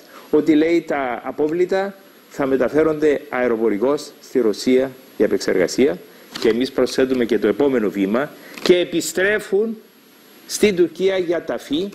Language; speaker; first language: Greek; native; Greek